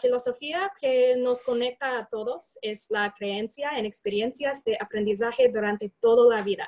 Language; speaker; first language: Spanish; non-native, fluent; English